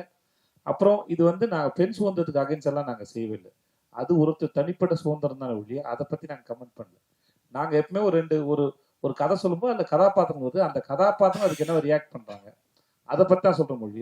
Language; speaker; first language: Tamil; native; Tamil